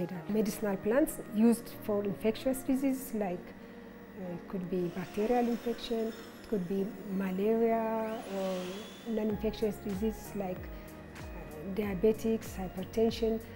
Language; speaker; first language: English; non-native, fluent; Amharic